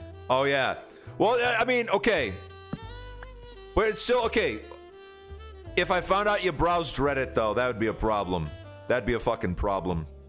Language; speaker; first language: English; native; English